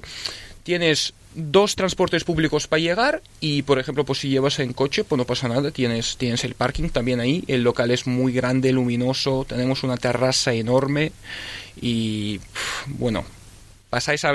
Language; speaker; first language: Spanish; early bilingual, other home language; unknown